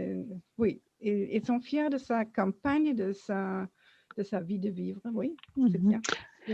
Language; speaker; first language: French; non-native, learner; German